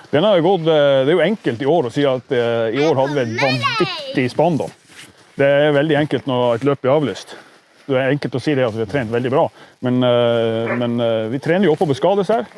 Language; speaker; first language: Norwegian; native; Norwegian